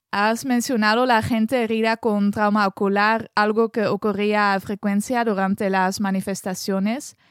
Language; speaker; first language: Spanish; non-native, fluent; French